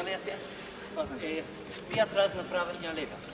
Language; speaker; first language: Russian; non-native, learner; English